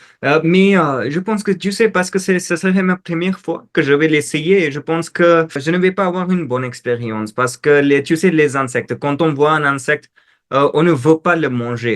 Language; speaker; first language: French; non-native, fluent; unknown